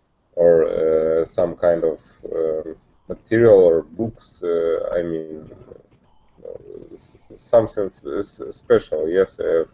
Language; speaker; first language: English; non-native, learner; Russian